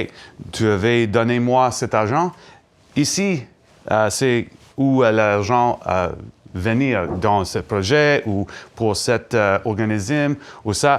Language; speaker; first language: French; non-native, learner; English